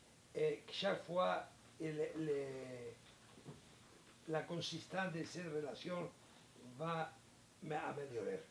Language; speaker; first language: French; non-native, learner; Spanish